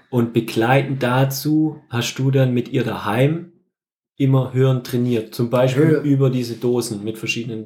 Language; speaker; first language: German; native; German